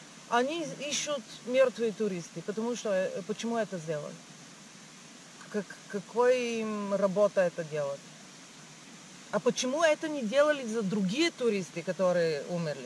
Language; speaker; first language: Russian; non-native, learner; Bulgarian